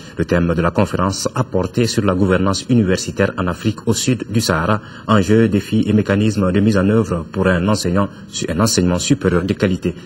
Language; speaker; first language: French; non-native, local second language; Bambara